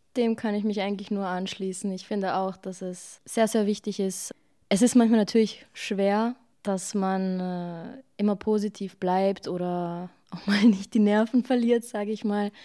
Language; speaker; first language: German; early bilingual, other home language; Bosnian